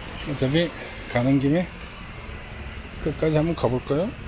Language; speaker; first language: Korean; native; Korean